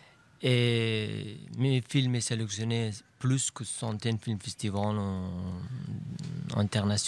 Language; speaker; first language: French; non-native, learner; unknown